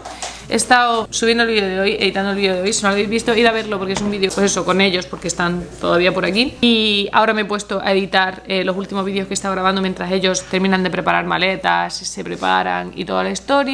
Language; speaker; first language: Spanish; native; Spanish